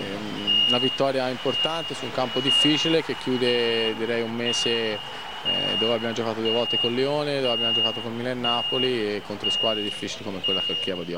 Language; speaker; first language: Italian; native; Italian